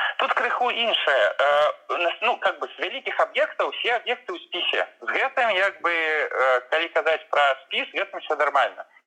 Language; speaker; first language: Belarusian; non-native, local second language; Russian